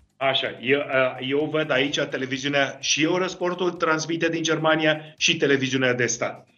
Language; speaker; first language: Romanian; native; Romanian